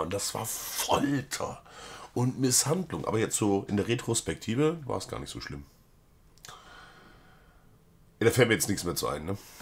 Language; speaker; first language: German; native; German